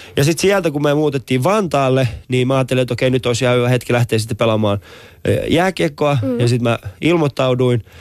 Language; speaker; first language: Finnish; early bilingual, other home language; Persian